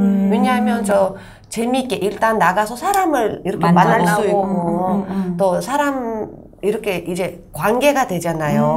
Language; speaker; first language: Korean; non-native, fluent; Russian